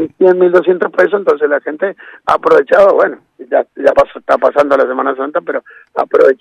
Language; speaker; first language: Spanish; native; Spanish